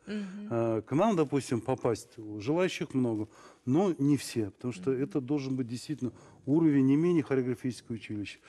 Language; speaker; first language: Russian; non-native, local second language; Kazakh